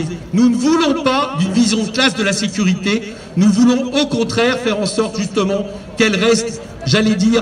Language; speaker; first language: French; native; French